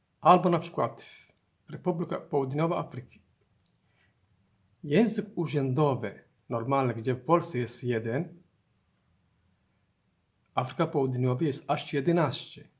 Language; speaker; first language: Polish; non-native, learner; Somali